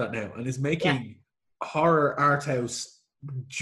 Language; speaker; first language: English; native; English